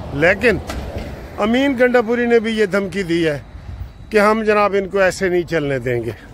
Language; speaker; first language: Urdu; non-native, local second language; Punjabi